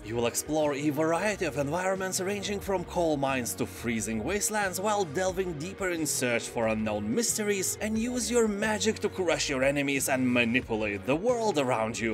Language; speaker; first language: English; non-native, fluent; Lithuanian